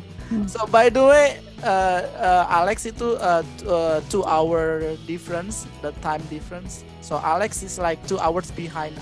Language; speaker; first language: English; non-native, fluent; Indonesian